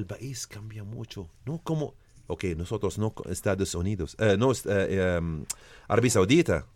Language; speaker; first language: Spanish; non-native, learner; Arabic